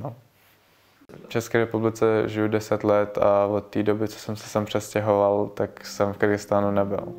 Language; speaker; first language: Czech; early bilingual, other home language; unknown